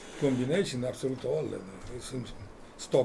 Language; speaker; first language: English; non-native, fluent; Romanian